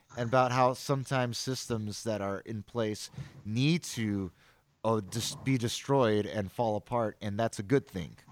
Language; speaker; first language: English; native; English